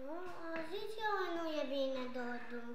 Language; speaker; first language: Romanian; non-native, learner; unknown